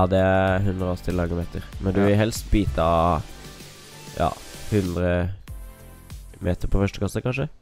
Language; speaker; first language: Norwegian; native; Norwegian